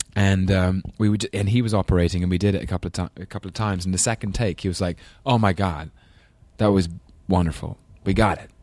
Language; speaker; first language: English; native; English